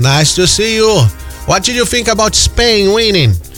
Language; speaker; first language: English; non-native, fluent; Portuguese